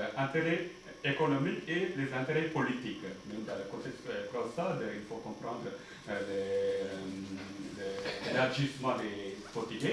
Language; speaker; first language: French; non-native, fluent; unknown